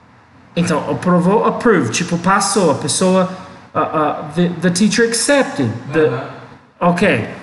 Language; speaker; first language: Portuguese; non-native, learner; English